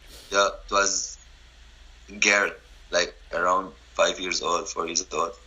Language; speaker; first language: English; non-native, learner; Arabic